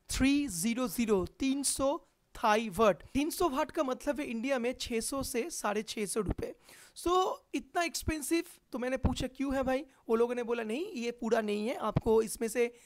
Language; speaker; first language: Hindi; non-native, local second language; Bangla